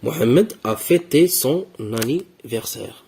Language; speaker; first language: French; non-native, local second language; Arabic